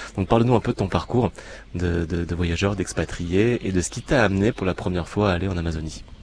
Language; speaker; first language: French; native; French